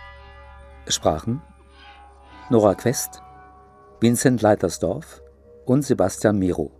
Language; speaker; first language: German; native; German